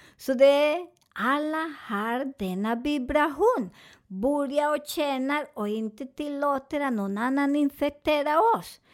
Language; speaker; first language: Swedish; non-native, learner; Spanish